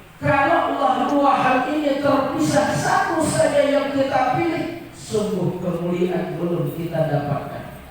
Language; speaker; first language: Indonesian; non-native, local second language; Minangkabau